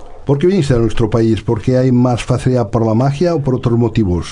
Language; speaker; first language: Spanish; non-native, local second language; Catalan